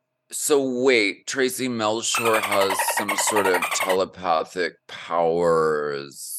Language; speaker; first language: English; native; English